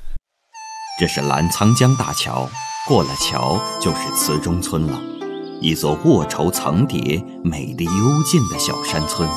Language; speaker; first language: Chinese; native; Chinese